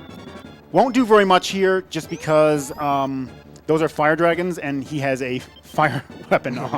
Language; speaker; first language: English; native; English